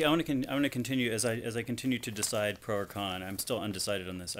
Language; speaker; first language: English; native; English